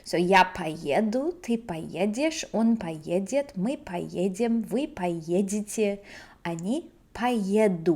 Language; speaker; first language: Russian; non-native, fluent; English